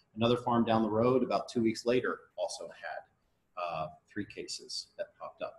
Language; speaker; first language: English; native; English